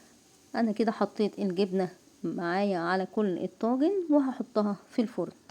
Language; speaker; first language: Arabic; native; Arabic